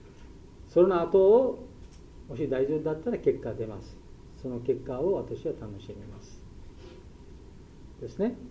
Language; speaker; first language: Japanese; non-native, learner; Bangla